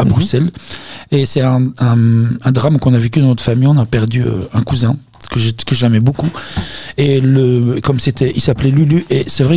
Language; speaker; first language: French; native; French